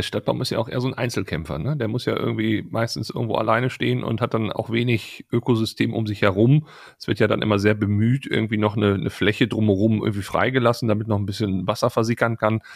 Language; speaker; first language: German; native; German